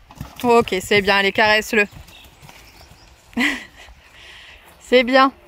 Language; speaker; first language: French; native; French